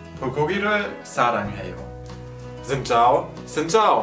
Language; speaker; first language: Korean; non-native, learner; German